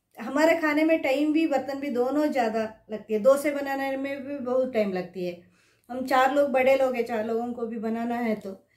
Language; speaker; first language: Hindi; non-native, local second language; Kannada